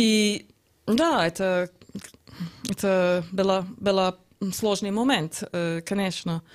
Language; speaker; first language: Russian; non-native, learner; English